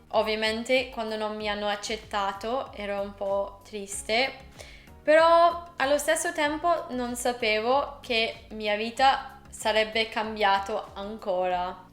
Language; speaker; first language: Italian; non-native, fluent; English